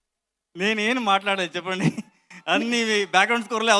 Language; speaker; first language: Telugu; non-native, learner; Kannada